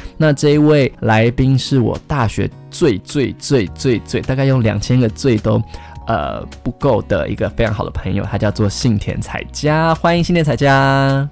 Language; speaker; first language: Chinese; native; Chinese